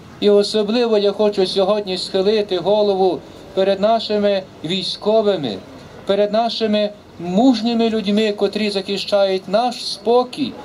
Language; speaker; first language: Ukrainian; native; Ukrainian